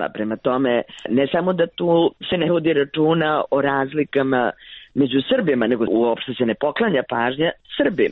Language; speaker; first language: Croatian; native; Croatian